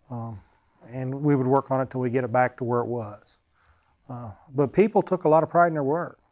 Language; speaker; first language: English; native; English